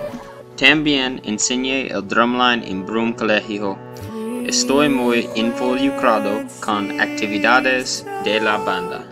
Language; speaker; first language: Spanish; non-native, learner; English